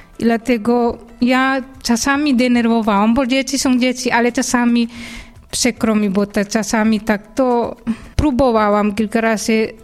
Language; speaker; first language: Polish; non-native, learner; Indonesian